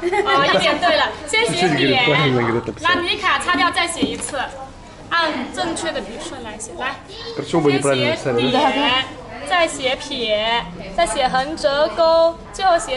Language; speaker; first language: Chinese; native; Chinese